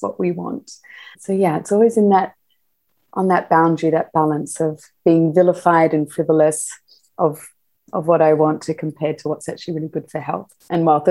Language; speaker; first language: English; native; English